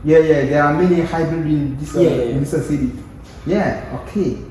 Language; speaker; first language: English; non-native, learner; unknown